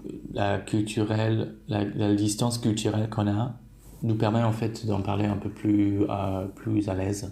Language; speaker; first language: French; non-native, fluent; Polish